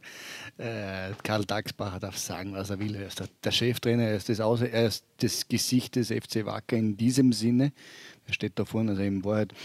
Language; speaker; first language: German; native; German